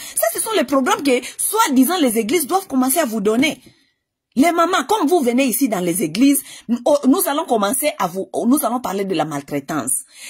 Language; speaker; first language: French; non-native, local second language; Lingala